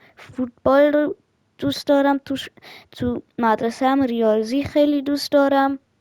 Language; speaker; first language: Persian; early bilingual, heritage; German